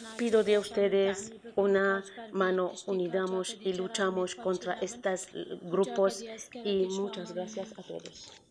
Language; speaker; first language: Spanish; non-native, learner; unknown